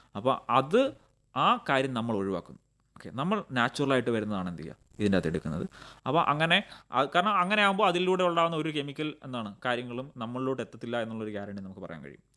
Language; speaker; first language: Malayalam; native; Malayalam